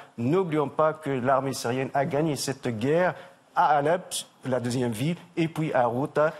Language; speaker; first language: French; non-native, local second language; Arabic